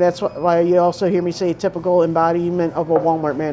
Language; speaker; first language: English; native; English